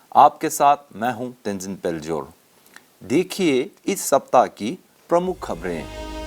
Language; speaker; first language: Hindi; non-native, local second language; Tibetan